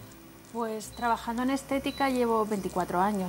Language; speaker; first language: Spanish; native; Spanish